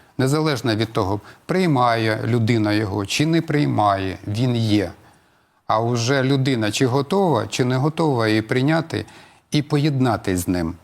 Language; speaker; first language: Ukrainian; non-native, local second language; Russian